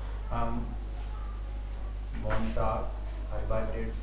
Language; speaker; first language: German; non-native, learner; Hindi